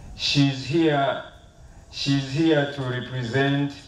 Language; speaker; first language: English; non-native, local second language; Swahili